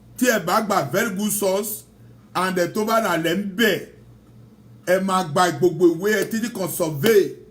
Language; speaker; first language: Yoruba; non-native, local second language; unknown